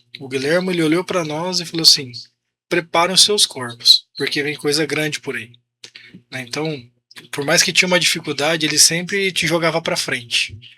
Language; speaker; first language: Portuguese; native; Portuguese